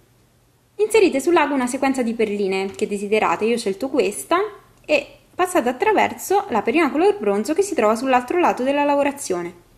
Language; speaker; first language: Italian; native; Italian